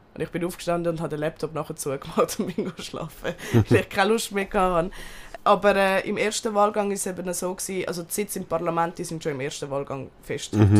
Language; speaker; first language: German; early bilingual, other home language; Turkish